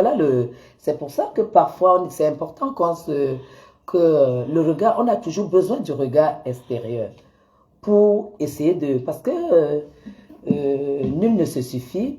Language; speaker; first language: French; native; French